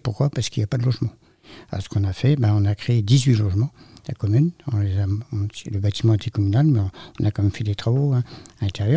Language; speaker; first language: French; native; French